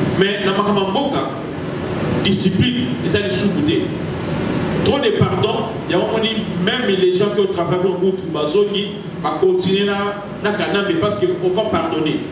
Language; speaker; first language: French; non-native, local second language; Lingala